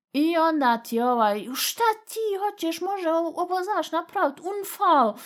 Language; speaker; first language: Bosnian; early bilingual, heritage; Bosnian